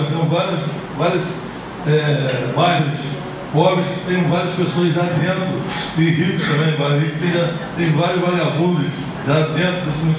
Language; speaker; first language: Portuguese; native; Portuguese